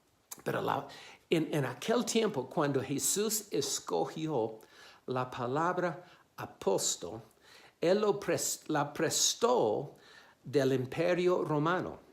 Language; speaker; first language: Spanish; non-native, fluent; English